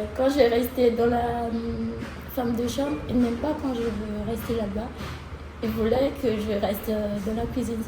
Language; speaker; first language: French; non-native, learner; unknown